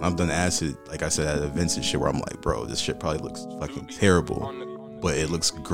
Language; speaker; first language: English; native; English